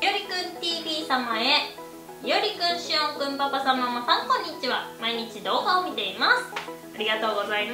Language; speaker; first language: Japanese; native; Japanese